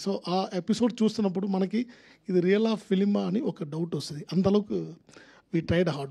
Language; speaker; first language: Telugu; non-native, learner; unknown